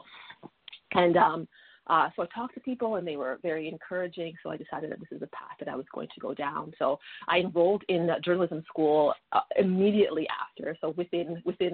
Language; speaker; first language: English; native; English